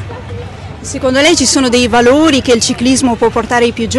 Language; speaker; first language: Italian; native; Italian